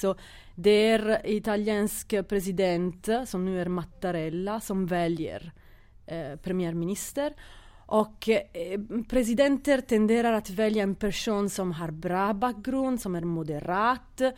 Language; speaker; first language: Swedish; non-native, fluent; Italian